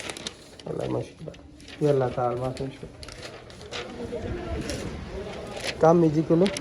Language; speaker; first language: Arabic; non-native, learner; Urdu